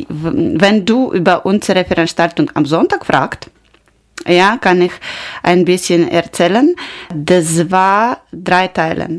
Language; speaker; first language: German; non-native, learner; Ukrainian